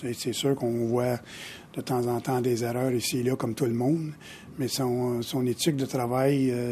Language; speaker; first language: French; native; French